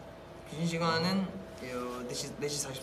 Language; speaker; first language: Korean; native; Korean